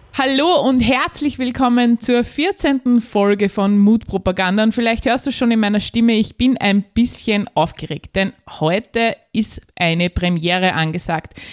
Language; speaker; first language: German; native; German